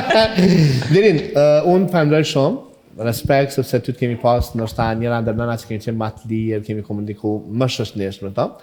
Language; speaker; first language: Albanian; native; Albanian